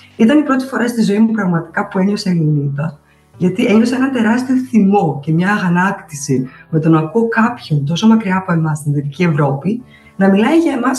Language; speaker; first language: Greek; early bilingual, other home language; Albanian